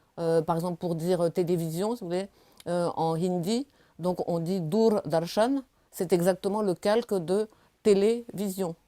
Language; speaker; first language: French; native; French